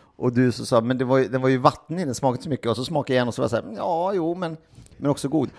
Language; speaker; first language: Swedish; native; Swedish